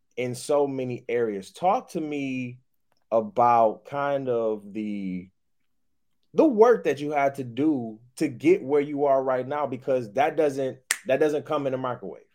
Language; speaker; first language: English; native; English